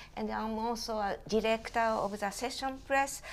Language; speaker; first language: English; non-native, fluent; Japanese